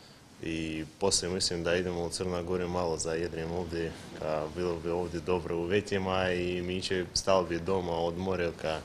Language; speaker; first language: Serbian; non-native, learner; Russian